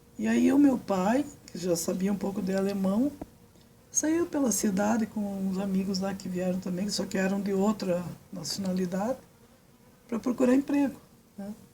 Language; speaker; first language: Portuguese; early bilingual, other home language; Serbian